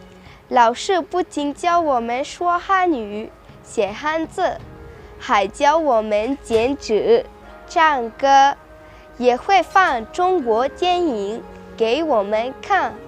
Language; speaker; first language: Chinese; non-native, learner; Malagasy